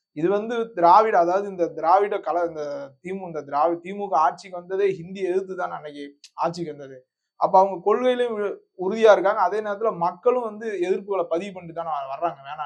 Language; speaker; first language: Tamil; native; Tamil